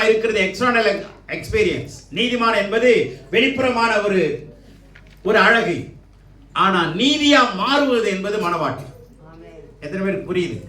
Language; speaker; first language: Tamil; native; Tamil